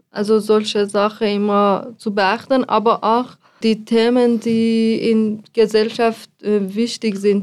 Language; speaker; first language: German; non-native, fluent; Persian